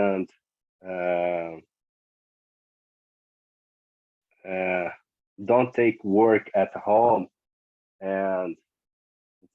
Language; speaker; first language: English; non-native, learner; Portuguese